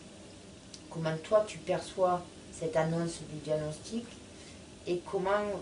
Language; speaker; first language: French; native; French